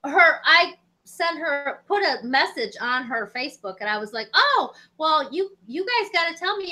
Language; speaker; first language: English; native; English